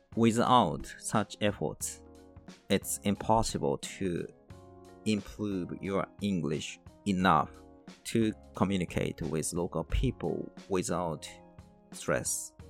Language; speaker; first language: English; non-native, fluent; Japanese